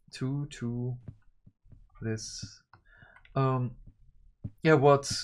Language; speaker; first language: English; early bilingual, other home language; Turkish